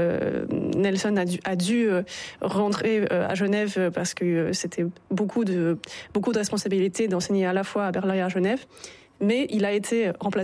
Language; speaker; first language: French; native; French